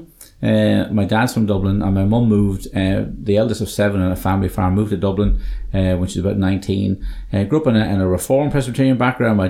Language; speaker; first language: English; native; English